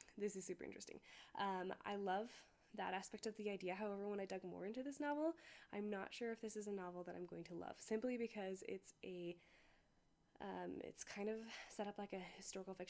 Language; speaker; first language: English; native; English